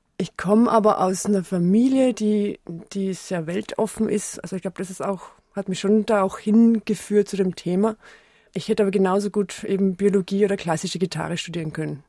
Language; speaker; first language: German; native; German